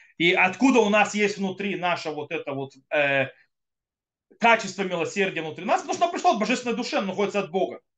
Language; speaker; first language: Russian; early bilingual, heritage; Russian